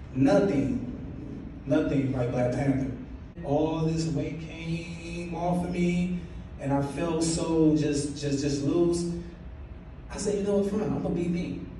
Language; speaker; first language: English; native; English